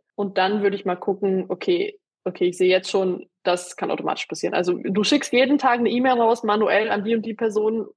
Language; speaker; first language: German; early bilingual, other home language; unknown